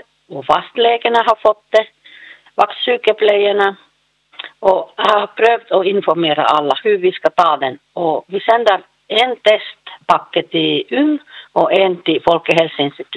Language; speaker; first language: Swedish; non-native, learner; Finnish